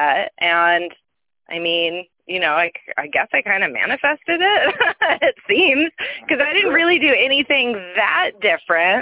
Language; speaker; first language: English; native; English